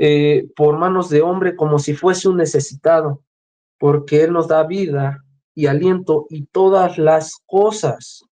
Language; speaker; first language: Spanish; native; Spanish